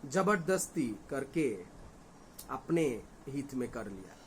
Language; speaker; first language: Hindi; non-native, local second language; Bangla